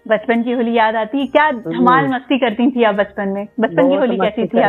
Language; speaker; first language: Hindi; native; Hindi